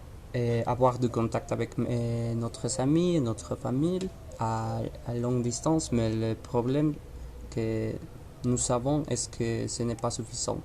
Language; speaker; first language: French; non-native, learner; Spanish